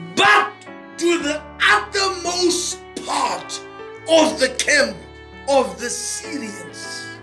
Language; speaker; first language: English; non-native, local second language; Afrikaans